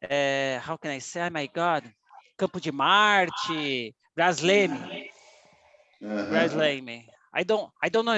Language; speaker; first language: English; non-native, learner; Portuguese